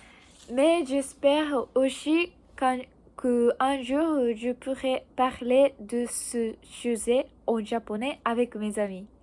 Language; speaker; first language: French; non-native, learner; Japanese